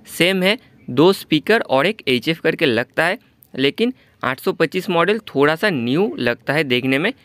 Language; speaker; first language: Hindi; non-native, local second language; Bangla